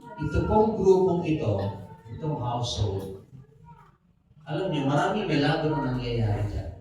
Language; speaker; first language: Filipino; native; Filipino